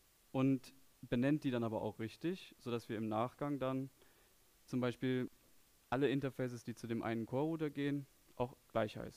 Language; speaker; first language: German; native; German